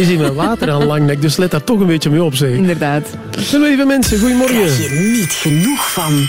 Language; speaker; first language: Dutch; native; Dutch